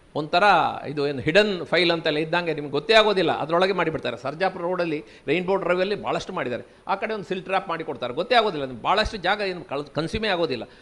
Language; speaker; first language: Kannada; native; Kannada